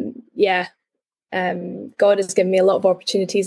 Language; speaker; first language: English; native; English